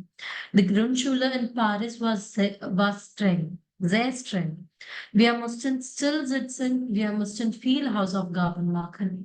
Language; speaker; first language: German; non-native, fluent; Malayalam